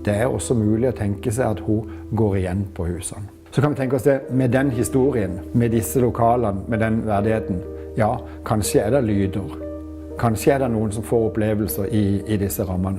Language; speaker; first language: Norwegian; native; Norwegian